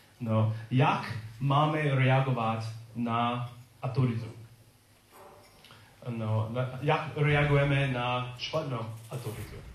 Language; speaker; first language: Czech; non-native, learner; English